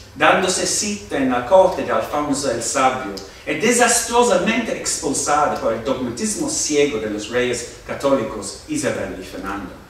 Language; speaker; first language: Spanish; non-native, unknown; English